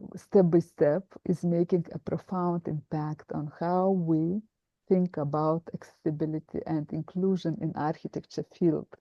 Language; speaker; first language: English; non-native, fluent; Lithuanian